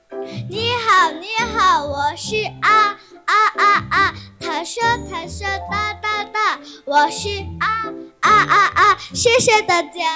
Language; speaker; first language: Chinese; non-native, learner; Mongolian